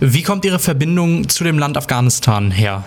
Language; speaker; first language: German; native; German